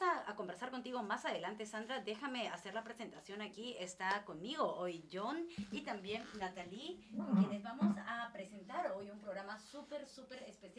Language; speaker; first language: Spanish; native; Spanish